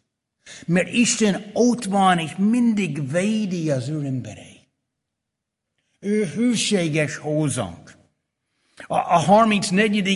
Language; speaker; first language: Hungarian; early bilingual, heritage; Hungarian